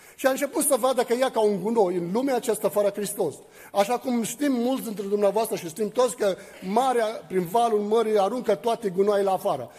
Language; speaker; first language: Romanian; non-native, fluent; Arabic